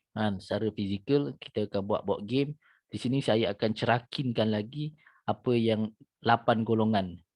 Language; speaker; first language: Malay; native; Malay